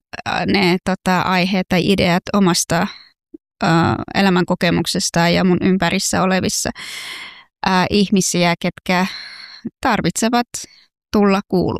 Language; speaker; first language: Finnish; non-native, fluent; Persian